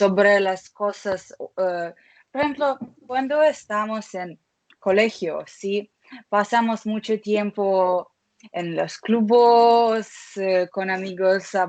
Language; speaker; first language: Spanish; non-native, learner; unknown